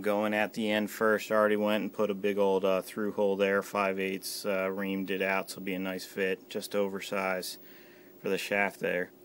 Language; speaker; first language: English; native; English